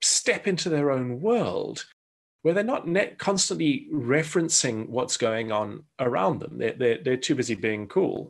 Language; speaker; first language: English; native; English